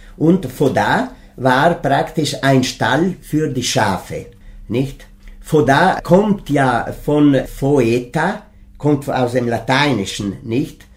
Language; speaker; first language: German; non-native, local second language; Ladin